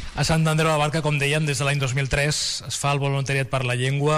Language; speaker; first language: Catalan; native; Catalan